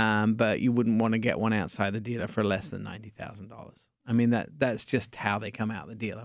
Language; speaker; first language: English; native; English